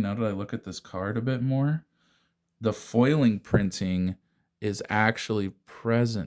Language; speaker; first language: English; native; English